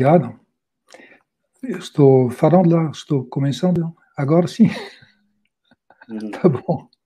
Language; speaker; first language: Portuguese; non-native, learner; French